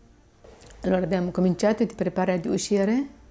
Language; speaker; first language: Italian; non-native, fluent; Assyrian Neo-Aramaic